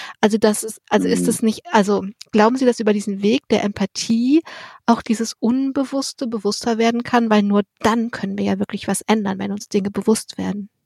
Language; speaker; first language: German; native; German